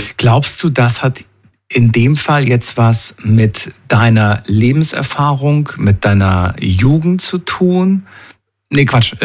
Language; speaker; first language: German; native; German